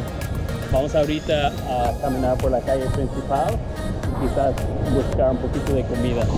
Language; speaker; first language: Spanish; early bilingual, heritage; Spanish